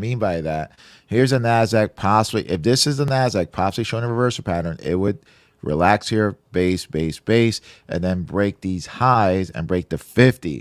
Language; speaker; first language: English; native; English